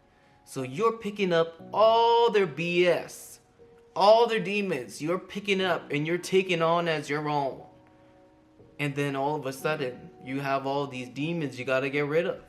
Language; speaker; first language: English; native; English